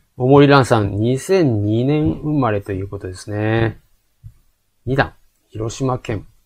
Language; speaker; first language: Japanese; native; Japanese